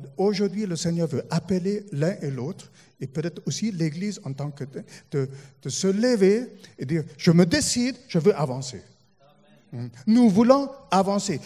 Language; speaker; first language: French; non-native, fluent; German